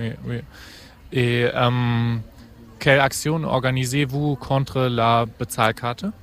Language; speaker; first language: French; non-native, fluent; German